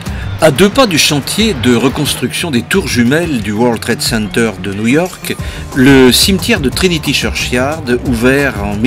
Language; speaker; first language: French; non-native, fluent; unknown